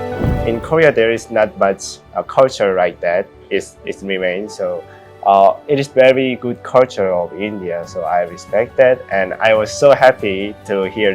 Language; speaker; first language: English; non-native, learner; Korean